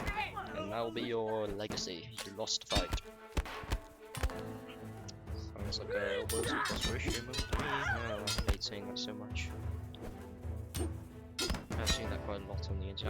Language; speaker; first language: English; native; English